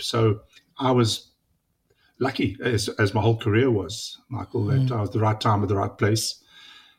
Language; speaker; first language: English; native; English